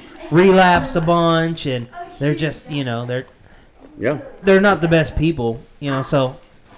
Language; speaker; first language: English; native; English